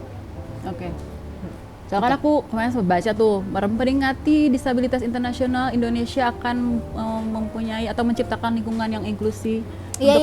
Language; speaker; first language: Indonesian; native; Indonesian